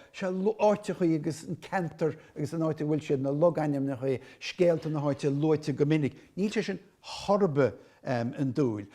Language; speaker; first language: Irish; native; Irish